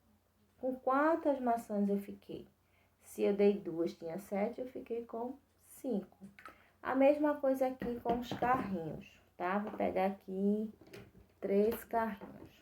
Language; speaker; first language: Portuguese; native; Portuguese